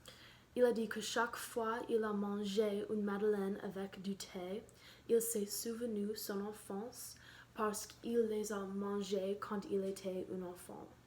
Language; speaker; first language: French; non-native, learner; English